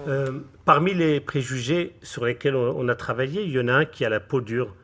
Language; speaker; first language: French; native; French